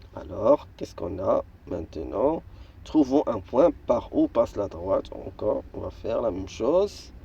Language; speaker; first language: French; non-native, local second language; Arabic